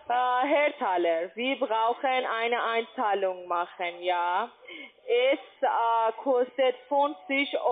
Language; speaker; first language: German; non-native, learner; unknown